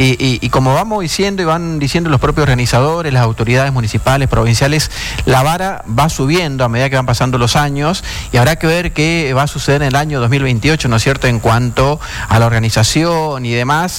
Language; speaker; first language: Spanish; native; Spanish